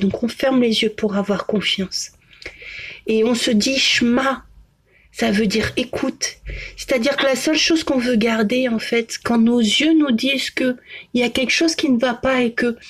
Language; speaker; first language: French; native; French